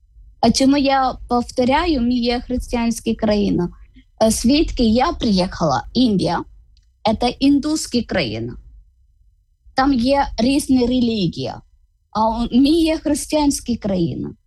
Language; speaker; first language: Ukrainian; non-native, learner; Malayalam